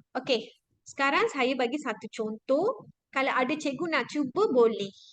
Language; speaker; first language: Malay; non-native, local second language; Tamil